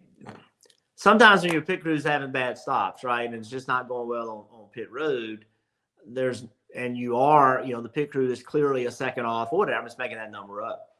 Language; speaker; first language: English; native; English